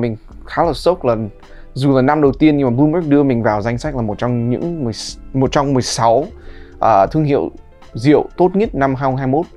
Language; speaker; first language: Vietnamese; early bilingual, heritage; Vietnamese